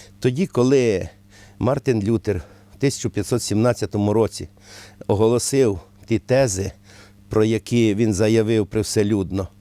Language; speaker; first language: Ukrainian; native; Ukrainian